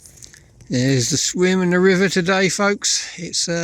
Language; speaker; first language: English; native; English